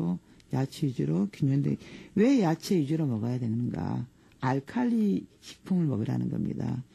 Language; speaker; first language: Korean; native; Korean